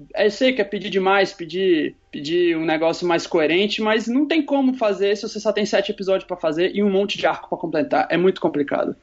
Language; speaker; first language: Portuguese; native; Portuguese